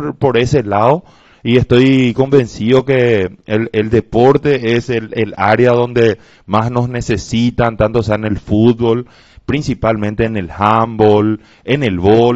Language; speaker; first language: Spanish; native; Spanish